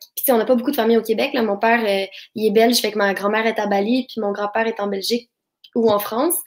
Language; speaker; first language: French; native; French